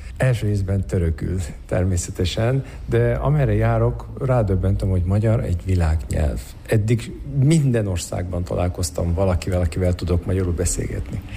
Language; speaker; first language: Hungarian; non-native, fluent; Turkish